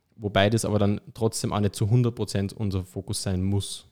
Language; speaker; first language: German; native; German